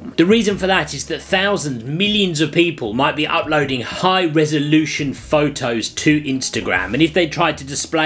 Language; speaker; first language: English; native; English